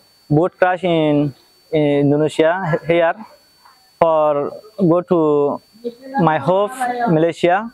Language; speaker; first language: English; non-native, learner; Rohingya